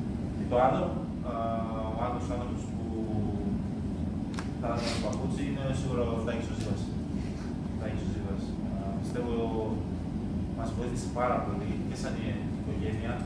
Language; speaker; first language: Greek; early bilingual, other home language; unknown